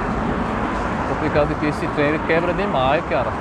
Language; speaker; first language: Portuguese; native; Portuguese